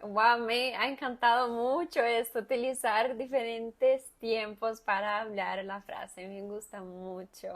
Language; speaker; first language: Spanish; non-native, fluent; Portuguese